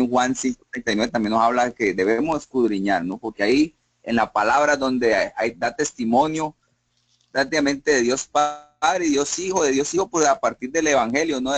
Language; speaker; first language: Spanish; native; Spanish